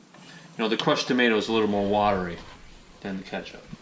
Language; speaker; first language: English; native; English